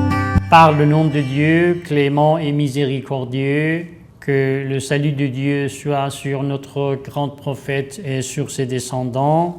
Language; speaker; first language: French; non-native, fluent; Persian